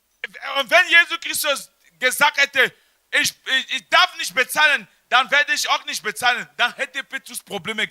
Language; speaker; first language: German; non-native, fluent; French